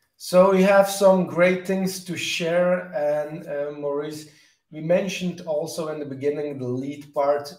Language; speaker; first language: English; non-native, fluent; Dutch